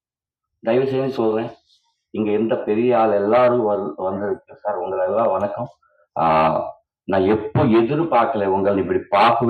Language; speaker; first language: Tamil; non-native, learner; Telugu